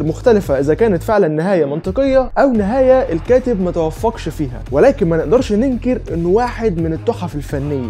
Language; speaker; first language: Arabic; native; Arabic